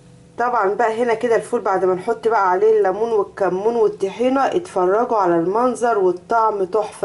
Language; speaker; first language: Arabic; native; Arabic